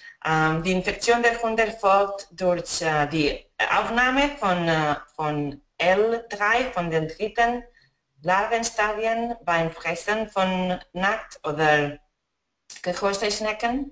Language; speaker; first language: German; non-native, fluent; Spanish